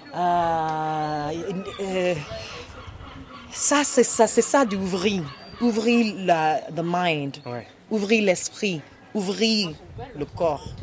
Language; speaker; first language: French; non-native, learner; Igbo